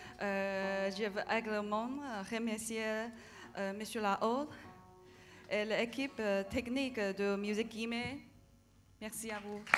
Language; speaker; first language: French; non-native, learner; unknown